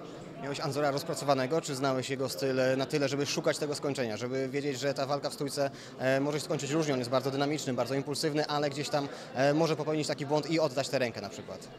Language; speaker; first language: Polish; native; Polish